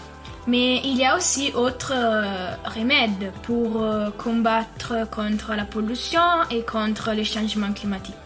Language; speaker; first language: French; non-native, learner; Italian